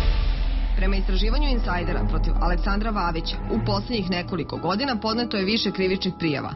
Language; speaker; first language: Serbian; native; Serbian